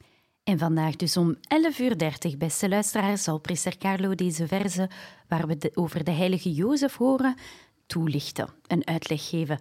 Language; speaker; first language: Dutch; native; Dutch